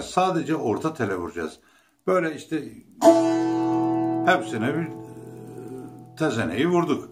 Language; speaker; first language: Turkish; native; Turkish